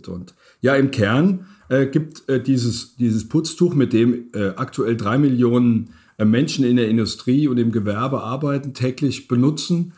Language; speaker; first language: German; native; German